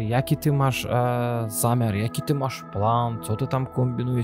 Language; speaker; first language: Polish; non-native, learner; Azerbaijani